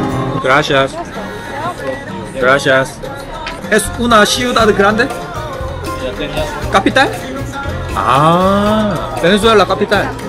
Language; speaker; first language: Spanish; non-native, learner; Korean